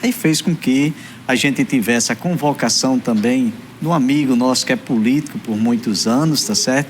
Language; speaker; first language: Portuguese; native; Portuguese